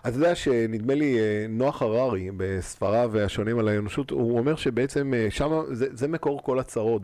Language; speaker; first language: Hebrew; native; Hebrew